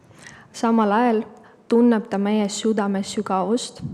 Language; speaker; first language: Estonian; non-native, local second language; Russian